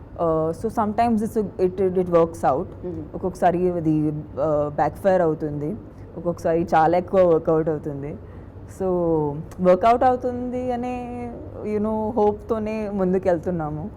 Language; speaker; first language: Telugu; non-native, fluent; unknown